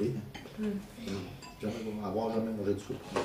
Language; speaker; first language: French; native; French